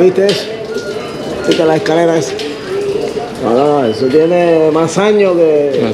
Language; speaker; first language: Spanish; native; Spanish